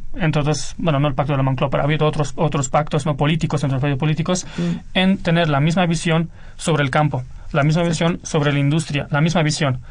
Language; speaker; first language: Spanish; non-native, fluent; Romanian